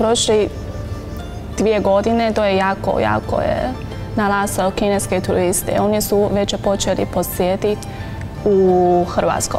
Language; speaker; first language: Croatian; non-native, learner; Chinese